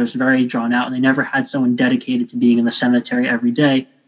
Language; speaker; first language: English; native; English